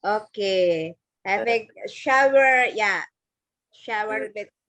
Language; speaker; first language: English; non-native, learner; Indonesian